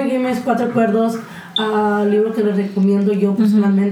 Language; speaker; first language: Spanish; early bilingual, heritage; Spanish